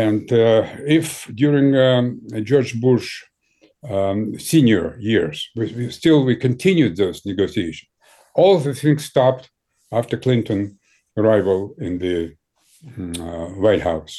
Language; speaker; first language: English; non-native, fluent; Ukrainian